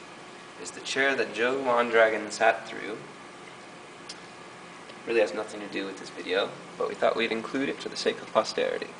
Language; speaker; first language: English; native; English